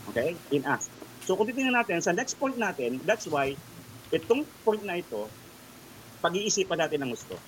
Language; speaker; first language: Filipino; non-native, local second language; Hiligaynon